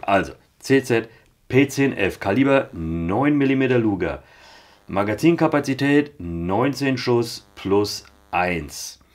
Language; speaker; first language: German; native; German